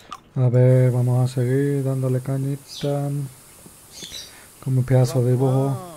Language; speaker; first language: Spanish; native; Spanish